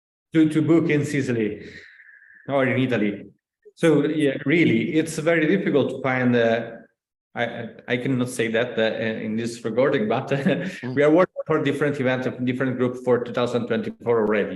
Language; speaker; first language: English; non-native, learner; Italian